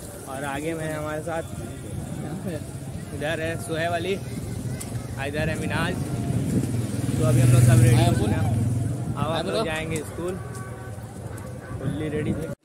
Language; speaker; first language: Hindi; native; Hindi